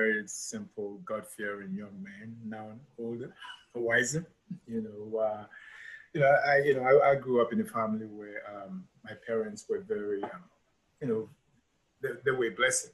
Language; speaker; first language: English; non-native, local second language; Igbo